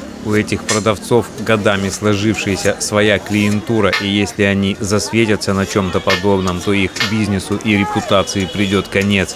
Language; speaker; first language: Russian; native; Russian